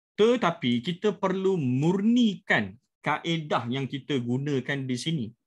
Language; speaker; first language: Malay; native; Malay